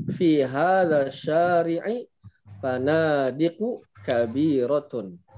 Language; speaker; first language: Arabic; non-native, fluent; Indonesian